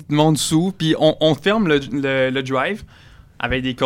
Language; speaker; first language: French; native; French